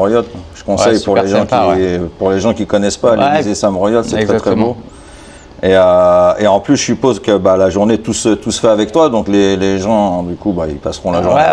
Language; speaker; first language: French; native; French